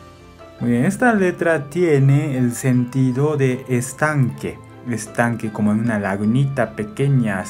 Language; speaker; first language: Spanish; non-native, fluent; Japanese